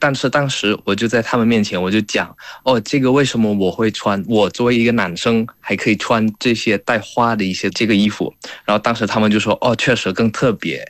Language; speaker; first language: Chinese; non-native, fluent; Indonesian